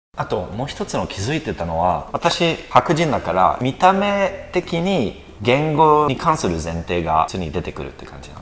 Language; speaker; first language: Japanese; non-native, fluent; French